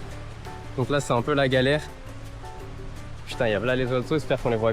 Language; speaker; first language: French; native; French